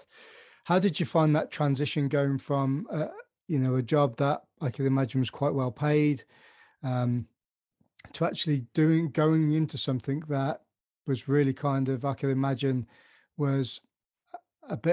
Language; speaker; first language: English; native; English